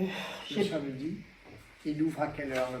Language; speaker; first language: French; native; French